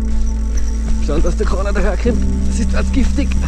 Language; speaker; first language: German; native; German